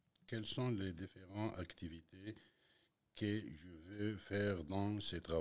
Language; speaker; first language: French; non-native, learner; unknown